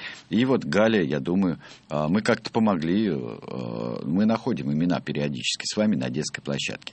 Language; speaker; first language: Russian; native; Russian